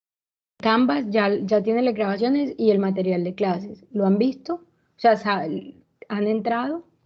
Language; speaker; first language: Spanish; native; Spanish